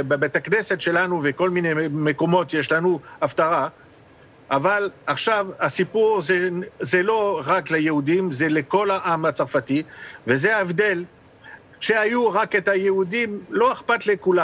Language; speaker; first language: Hebrew; non-native, fluent; French